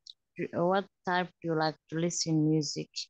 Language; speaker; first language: English; non-native, learner; Somali